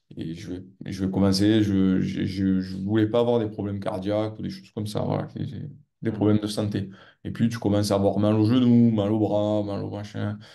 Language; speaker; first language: French; native; French